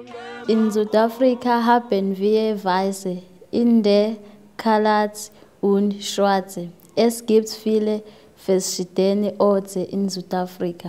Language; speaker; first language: German; non-native, learner; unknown